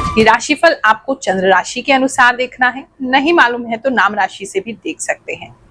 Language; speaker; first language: Hindi; native; Hindi